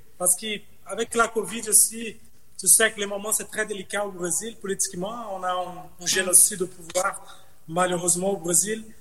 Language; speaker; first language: French; non-native, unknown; Portuguese